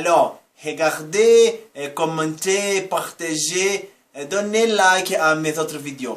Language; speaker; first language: French; non-native, learner; Portuguese